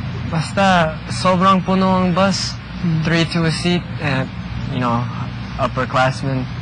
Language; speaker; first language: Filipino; early bilingual, heritage; Filipino